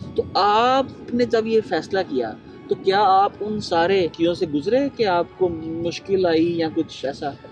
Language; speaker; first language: Urdu; native; Urdu